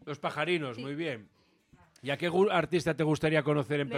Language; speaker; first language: Spanish; native; Spanish